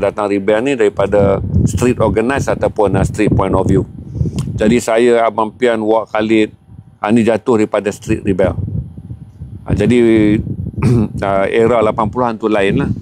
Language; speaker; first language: Malay; native; Malay